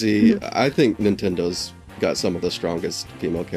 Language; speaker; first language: English; native; English